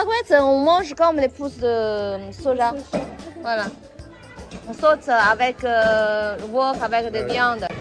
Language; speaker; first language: French; non-native, fluent; Chinese